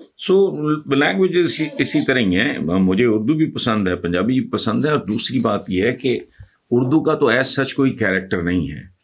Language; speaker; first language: Urdu; non-native, local second language; Punjabi